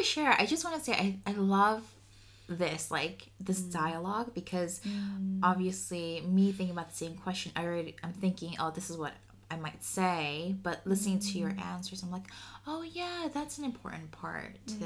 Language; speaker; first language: English; early bilingual, other home language; Spanish